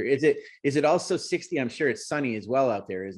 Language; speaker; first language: English; native; English